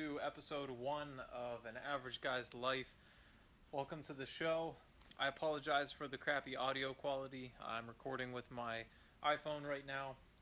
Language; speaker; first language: English; native; English